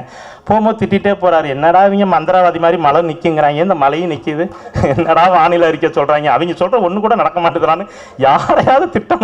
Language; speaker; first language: Tamil; native; Tamil